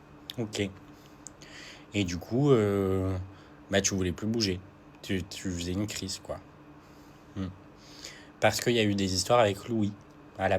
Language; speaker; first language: French; native; French